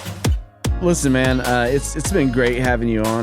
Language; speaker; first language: English; native; English